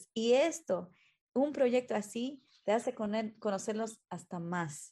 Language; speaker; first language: Spanish; early bilingual, heritage; Spanish